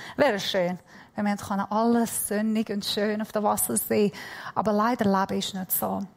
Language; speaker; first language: German; non-native, fluent; Persian